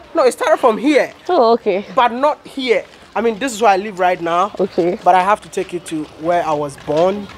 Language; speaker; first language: English; non-native, local second language; Akan